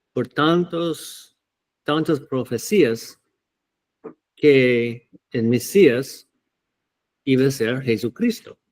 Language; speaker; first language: Spanish; non-native, fluent; English